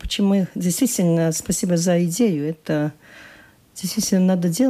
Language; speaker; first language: Russian; non-native, local second language; Latvian